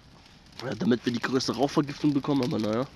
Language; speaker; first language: German; native; German